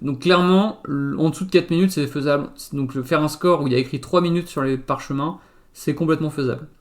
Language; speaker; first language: French; native; French